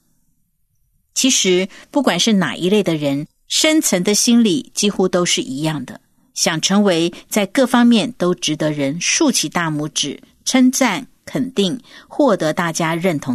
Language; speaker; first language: Chinese; native; Chinese